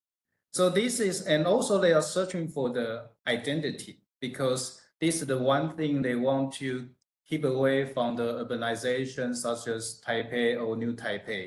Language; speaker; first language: English; non-native, fluent; Chinese